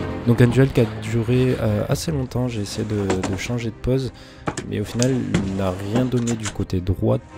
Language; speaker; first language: French; native; French